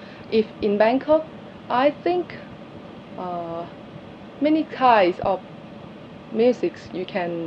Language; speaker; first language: English; non-native, learner; Thai